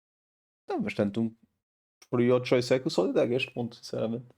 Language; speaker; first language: Portuguese; native; Portuguese